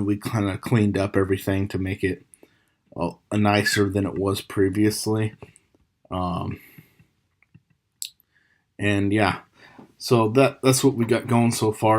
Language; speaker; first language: English; native; English